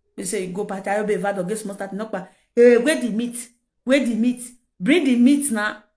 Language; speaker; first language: Nigerian Pidgin; non-native, local second language; Yoruba